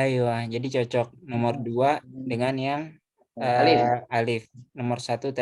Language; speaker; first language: Indonesian; native; Indonesian